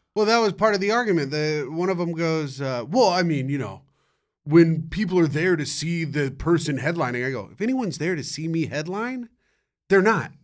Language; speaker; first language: English; native; English